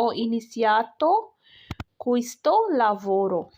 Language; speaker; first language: Italian; non-native, fluent; Urdu